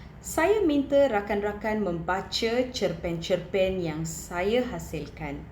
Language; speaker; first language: Malay; non-native, local second language; Tamil